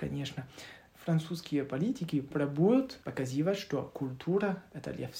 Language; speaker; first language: Russian; non-native, learner; French